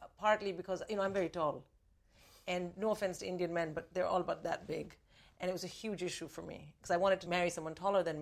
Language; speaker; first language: English; non-native, local second language; Hindi